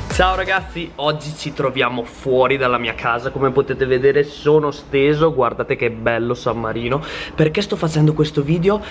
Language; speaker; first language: Italian; native; Italian